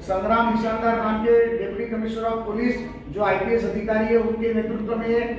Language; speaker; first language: Hindi; non-native, local second language; Marathi